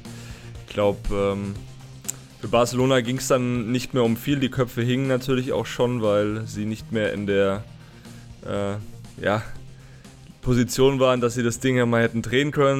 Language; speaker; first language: German; native; German